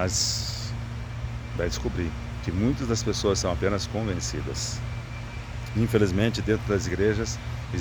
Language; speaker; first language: Portuguese; native; Portuguese